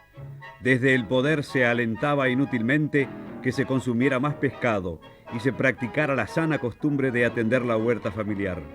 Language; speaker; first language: Spanish; native; Spanish